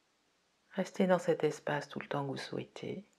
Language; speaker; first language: French; native; French